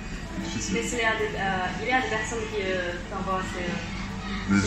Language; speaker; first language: French; non-native, fluent; Chinese